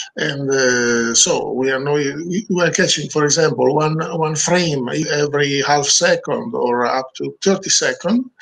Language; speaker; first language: English; non-native, learner; Italian